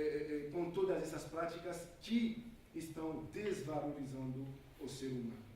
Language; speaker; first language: Portuguese; non-native, local second language; Haitian Creole